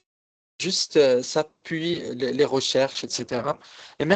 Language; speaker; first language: French; non-native, local second language; Arabic